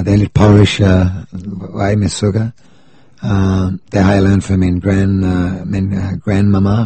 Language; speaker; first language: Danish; non-native, fluent; English